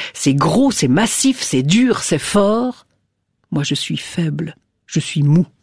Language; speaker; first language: French; native; French